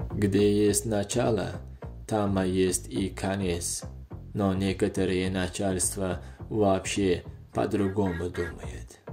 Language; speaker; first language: Russian; non-native, local second language; Uzbek